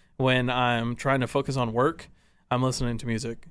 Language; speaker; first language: English; native; English